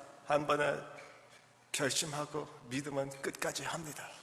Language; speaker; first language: Korean; early bilingual, heritage; English